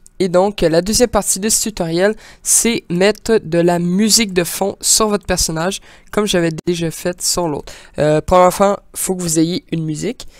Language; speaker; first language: French; native; French